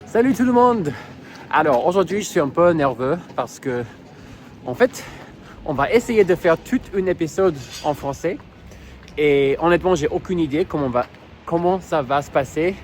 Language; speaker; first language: French; non-native, fluent; English